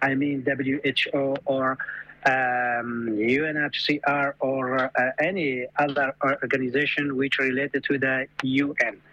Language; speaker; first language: English; non-native, fluent; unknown